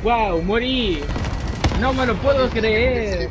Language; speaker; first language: Spanish; native; Spanish